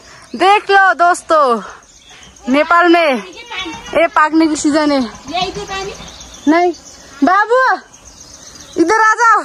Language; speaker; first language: Nepali; native; Nepali